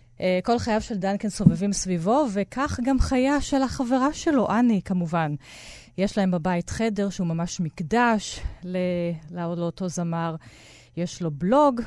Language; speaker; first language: Hebrew; native; Hebrew